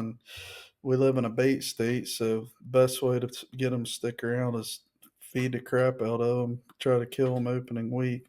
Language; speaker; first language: English; native; English